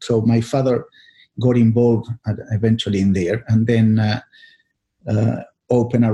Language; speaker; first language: English; non-native, fluent; Spanish